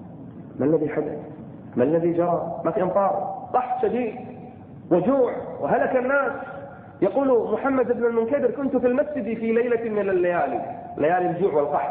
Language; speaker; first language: Arabic; native; Arabic